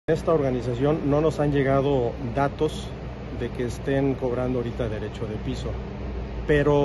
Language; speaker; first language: Spanish; native; Spanish